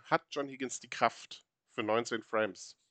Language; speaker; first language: German; native; German